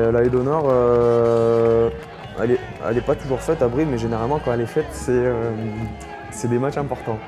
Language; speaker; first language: French; native; French